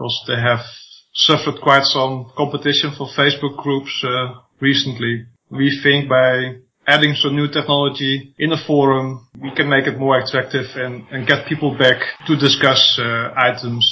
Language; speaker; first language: English; non-native, fluent; Dutch